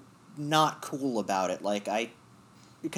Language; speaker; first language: English; native; English